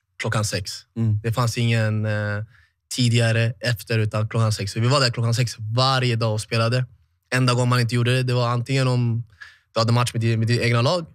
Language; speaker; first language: Swedish; early bilingual, other home language; Tigrinya